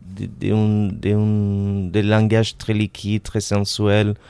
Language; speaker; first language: French; non-native, fluent; Spanish